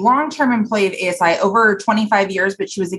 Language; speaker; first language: English; native; English